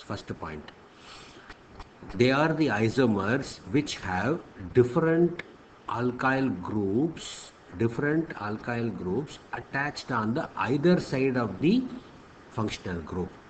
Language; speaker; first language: English; non-native, local second language; Tamil